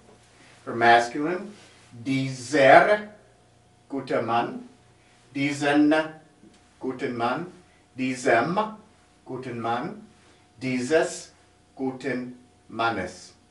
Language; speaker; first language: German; non-native, fluent; English